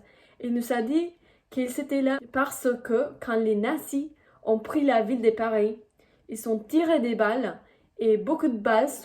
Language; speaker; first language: French; non-native, fluent; Spanish